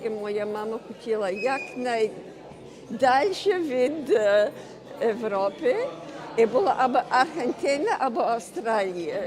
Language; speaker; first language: Ukrainian; early bilingual, heritage; Ukrainian